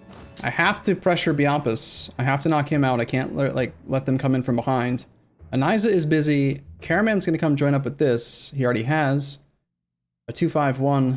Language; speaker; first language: English; native; English